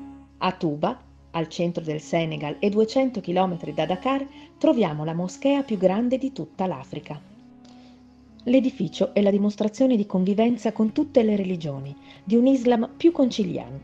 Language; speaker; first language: Italian; native; Italian